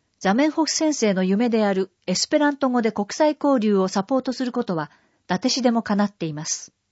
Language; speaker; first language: Japanese; non-native, fluent; English